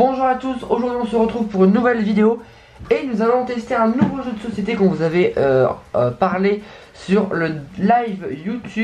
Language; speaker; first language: French; native; French